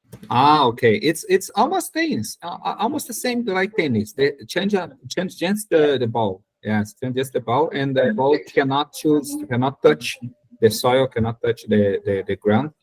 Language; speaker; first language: English; non-native, learner; Portuguese